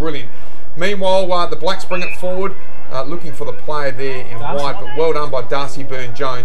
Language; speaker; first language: English; native; English